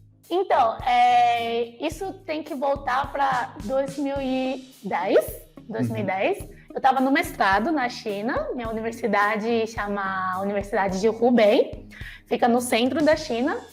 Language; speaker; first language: Portuguese; non-native, fluent; Chinese